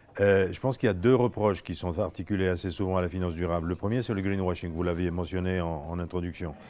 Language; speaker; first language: French; non-native, fluent; Polish